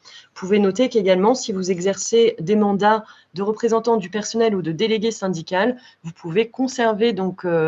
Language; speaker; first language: French; native; French